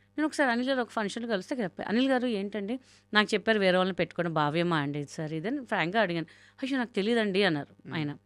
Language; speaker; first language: Telugu; non-native, local second language; Hindi